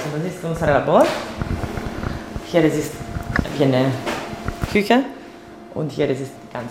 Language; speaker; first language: German; non-native, learner; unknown